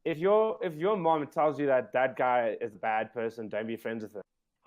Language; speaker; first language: English; native; English